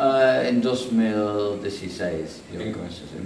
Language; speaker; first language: Spanish; non-native, learner; English